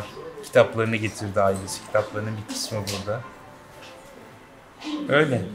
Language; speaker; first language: Turkish; native; Turkish